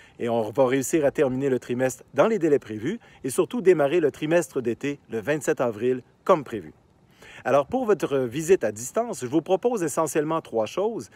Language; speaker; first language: French; native; French